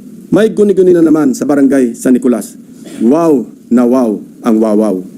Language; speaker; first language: Filipino; native; Filipino